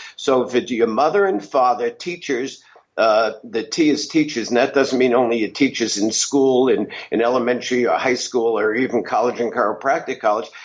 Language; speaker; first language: English; native; English